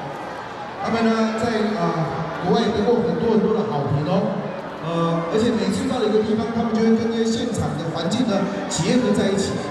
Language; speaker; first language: Chinese; native; Chinese